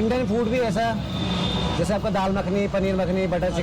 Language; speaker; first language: Hindi; native; Hindi